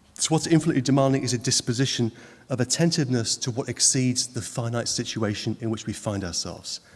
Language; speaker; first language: English; native; English